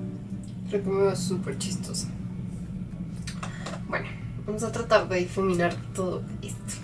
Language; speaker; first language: Spanish; native; Spanish